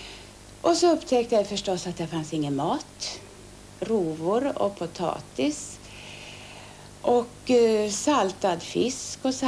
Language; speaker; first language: Swedish; early bilingual, other home language; Finnish